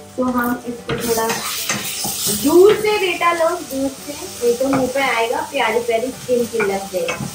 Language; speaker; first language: Hindi; native; Hindi